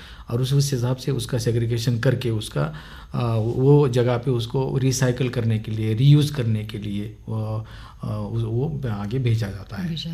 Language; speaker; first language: Hindi; non-native, local second language; Marathi